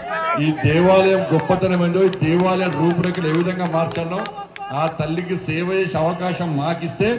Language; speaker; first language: Telugu; native; Telugu